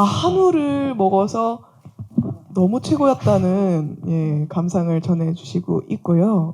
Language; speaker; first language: Korean; native; Korean